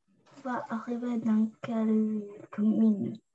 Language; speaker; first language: French; non-native, learner; Russian